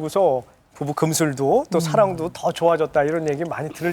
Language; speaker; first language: Korean; native; Korean